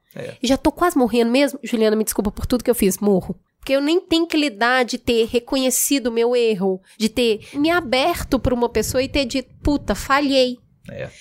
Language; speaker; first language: Portuguese; native; Portuguese